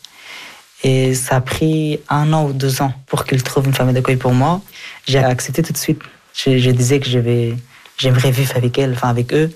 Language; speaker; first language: French; early bilingual, other home language; Persian